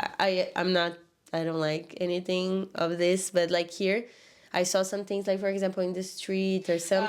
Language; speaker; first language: English; non-native, learner; Portuguese